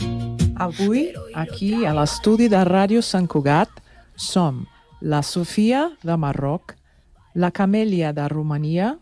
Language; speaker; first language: Catalan; non-native, learner; Portuguese